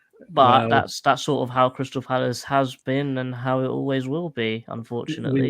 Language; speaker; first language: English; native; English